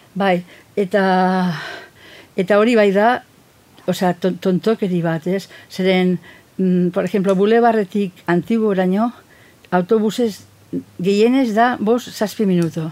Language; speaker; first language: Basque; non-native, fluent; Catalan